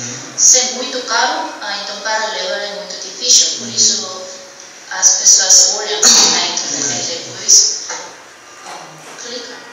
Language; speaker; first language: Portuguese; non-native, learner; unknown